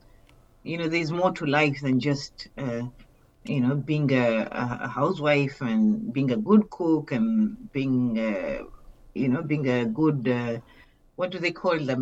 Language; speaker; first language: English; non-native, local second language; Swahili